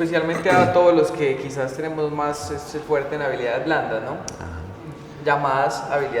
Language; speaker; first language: Spanish; native; Spanish